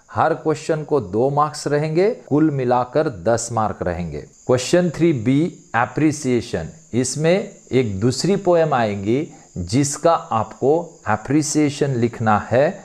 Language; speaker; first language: Hindi; non-native, local second language; Marathi